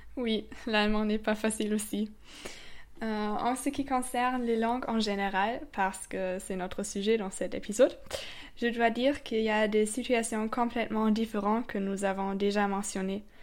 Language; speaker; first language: French; non-native, fluent; German